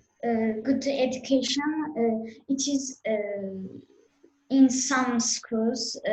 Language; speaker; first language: English; non-native, learner; Azerbaijani